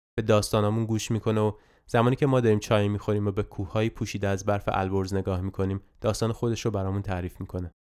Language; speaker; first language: Persian; native; Persian